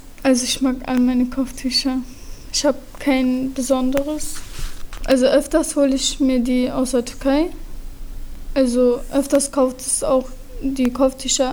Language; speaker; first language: German; early bilingual, other home language; Turkish